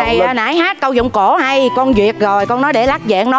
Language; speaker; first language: Vietnamese; native; Vietnamese